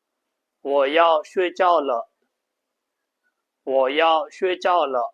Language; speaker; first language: Chinese; non-native, fluent; Burmese